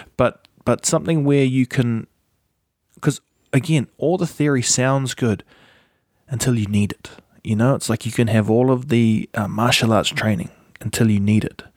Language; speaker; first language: English; native; English